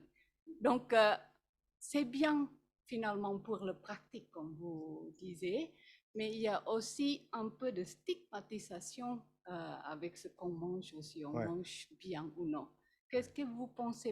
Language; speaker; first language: French; non-native, fluent; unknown